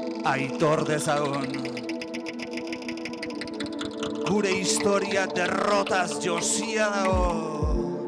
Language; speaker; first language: Basque; native; Basque